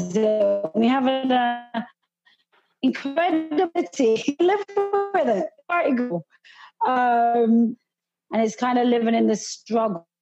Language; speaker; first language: English; early bilingual, other home language; Hindi